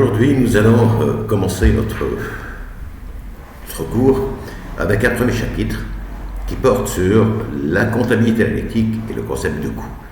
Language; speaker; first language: French; non-native, local second language; Arabic